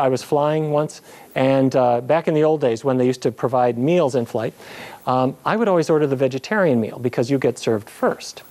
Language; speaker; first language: English; native; English